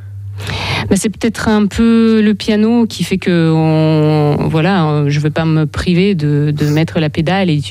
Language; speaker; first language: French; non-native, fluent; Ukrainian